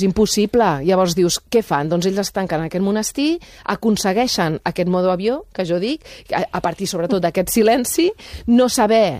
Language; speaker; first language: Catalan; native; Catalan